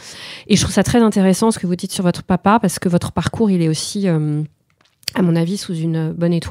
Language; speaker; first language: French; native; French